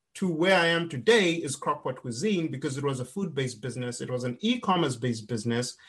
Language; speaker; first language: English; non-native, local second language; Shona